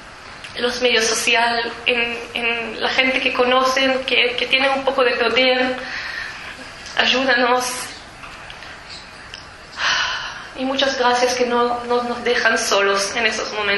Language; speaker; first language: Spanish; early bilingual, heritage; Spanish